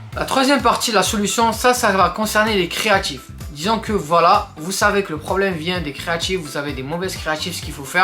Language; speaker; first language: French; native; French